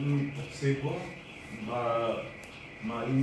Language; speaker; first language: French; non-native, learner; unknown